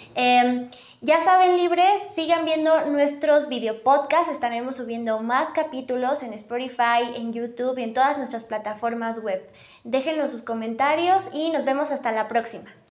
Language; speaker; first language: Spanish; native; Spanish